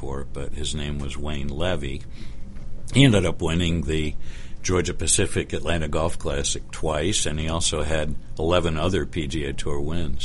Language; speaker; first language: English; native; English